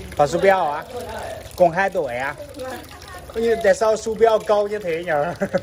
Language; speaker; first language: Vietnamese; non-native, fluent; Chinese